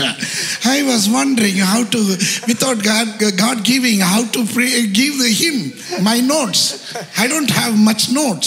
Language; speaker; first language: English; non-native, local second language; Malayalam